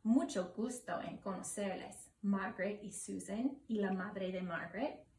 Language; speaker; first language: Spanish; non-native, fluent; English